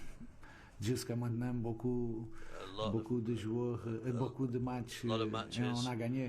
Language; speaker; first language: French; non-native, fluent; Portuguese